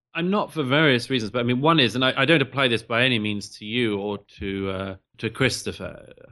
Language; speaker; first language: English; native; English